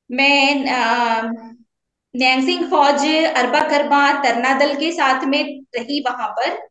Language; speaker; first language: Hindi; native; Hindi